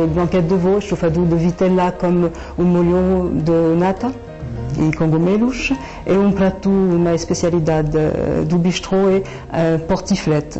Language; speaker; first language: Portuguese; non-native, learner; French